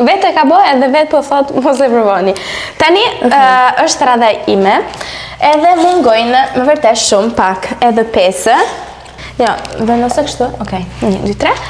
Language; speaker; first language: Albanian; early bilingual, heritage; Albanian